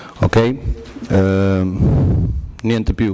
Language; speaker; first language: Italian; non-native, learner; Spanish